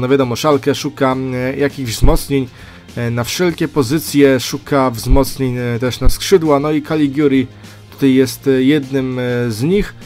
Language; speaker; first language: Polish; native; Polish